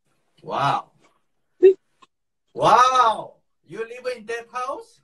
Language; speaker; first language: English; non-native, learner; Korean